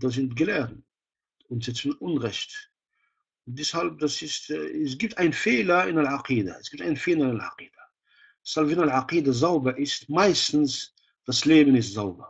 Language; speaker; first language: German; non-native, fluent; Arabic